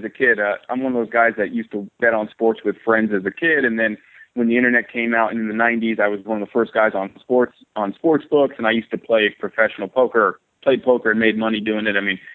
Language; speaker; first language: English; native; English